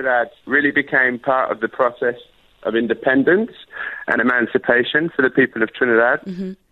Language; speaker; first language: English; native; English